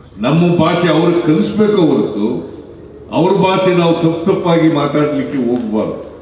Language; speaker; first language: Kannada; native; Kannada